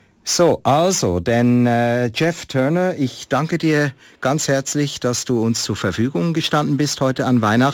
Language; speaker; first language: German; native; German